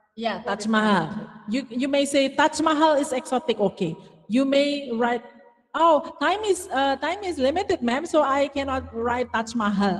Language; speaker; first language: English; non-native, fluent; Indonesian